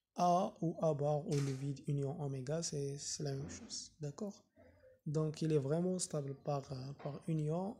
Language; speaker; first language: French; non-native, local second language; Arabic